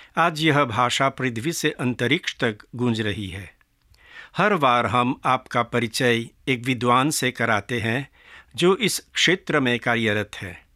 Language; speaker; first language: Hindi; early bilingual, heritage; Hindi